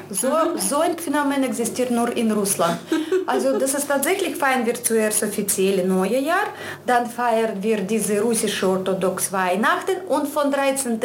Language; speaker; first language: German; non-native, fluent; Russian